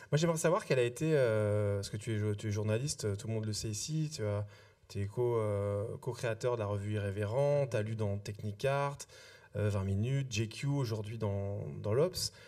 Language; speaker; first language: French; native; French